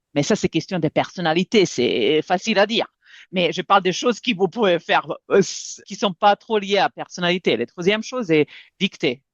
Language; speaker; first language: French; non-native, fluent; Serbian